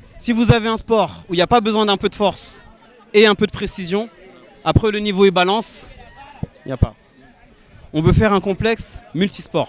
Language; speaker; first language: French; early bilingual, other home language; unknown